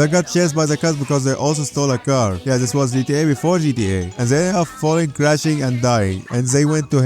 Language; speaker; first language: English; non-native, fluent; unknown